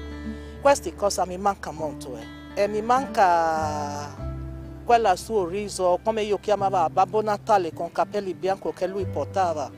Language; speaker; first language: Italian; non-native, learner; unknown